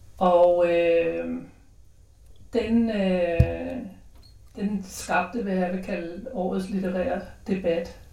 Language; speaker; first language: Danish; native; Danish